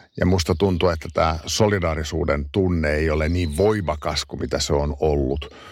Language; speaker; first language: Finnish; non-native, local second language; Swedish